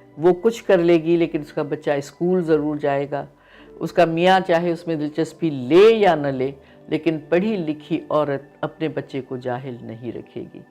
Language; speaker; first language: Urdu; non-native, local second language; Sindhi